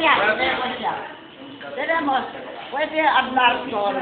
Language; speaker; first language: Spanish; non-native, local second language; Chavacano